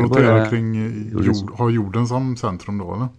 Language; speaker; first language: Swedish; native; Swedish